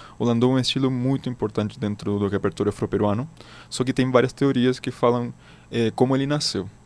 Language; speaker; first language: Portuguese; non-native, fluent; Spanish